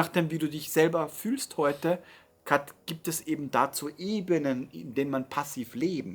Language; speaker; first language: German; native; German